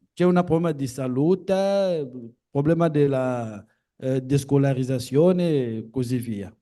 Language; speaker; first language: Italian; non-native, learner; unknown